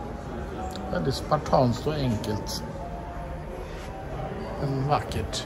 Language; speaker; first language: Swedish; native; Swedish